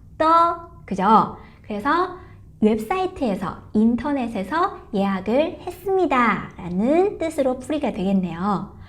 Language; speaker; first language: Korean; non-native, fluent; Chinese